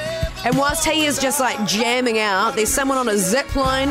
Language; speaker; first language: English; native; English